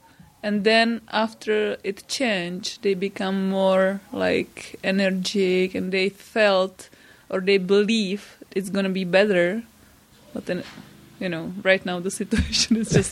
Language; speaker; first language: English; non-native, fluent; Czech